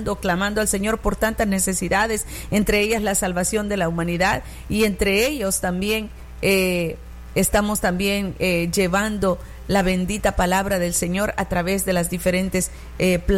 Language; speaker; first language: Spanish; native; Spanish